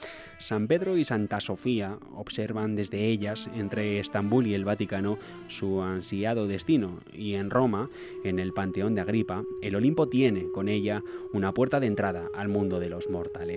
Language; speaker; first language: Spanish; native; Spanish